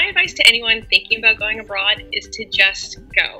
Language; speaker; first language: English; native; English